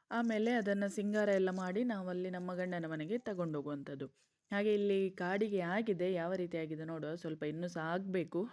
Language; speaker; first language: Kannada; non-native, local second language; Konkani